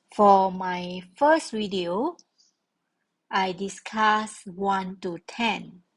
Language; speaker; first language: English; non-native, local second language; Malay